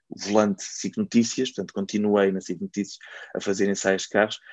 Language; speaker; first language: Portuguese; native; Portuguese